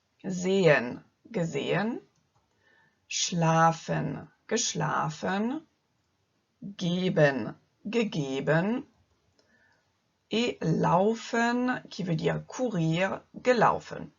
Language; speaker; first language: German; non-native, fluent; French